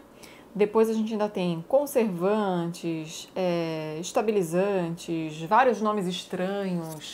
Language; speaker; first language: Portuguese; native; Portuguese